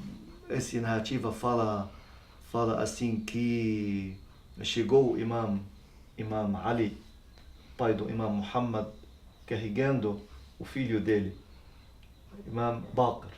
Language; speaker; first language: Portuguese; non-native, learner; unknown